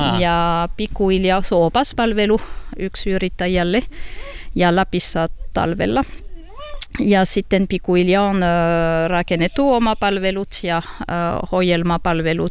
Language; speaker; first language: Finnish; non-native, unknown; French